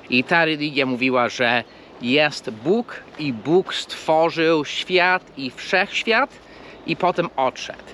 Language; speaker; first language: Polish; non-native, fluent; English